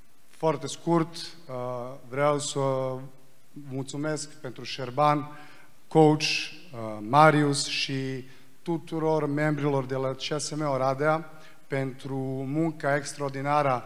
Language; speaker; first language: Romanian; non-native, fluent; Serbian